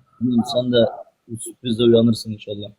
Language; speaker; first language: Turkish; native; Turkish